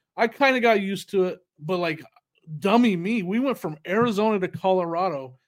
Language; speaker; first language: English; native; English